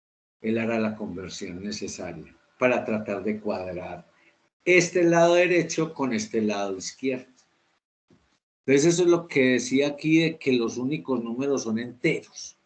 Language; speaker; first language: Spanish; native; Spanish